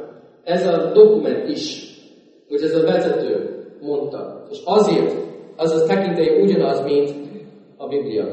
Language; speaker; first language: Hungarian; non-native, fluent; English